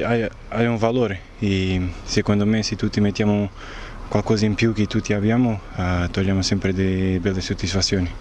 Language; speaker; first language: Italian; non-native, fluent; Portuguese